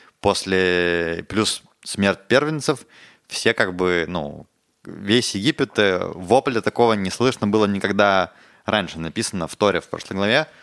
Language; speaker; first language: Russian; native; Russian